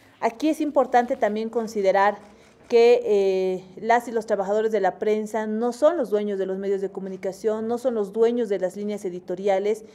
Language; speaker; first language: Spanish; native; Spanish